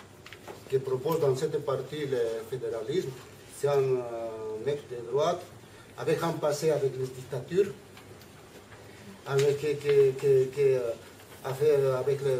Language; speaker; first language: French; non-native, learner; Spanish